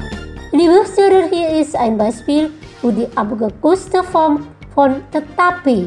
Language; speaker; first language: German; non-native, fluent; Indonesian